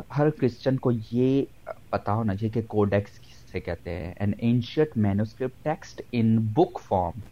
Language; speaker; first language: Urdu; non-native, local second language; Punjabi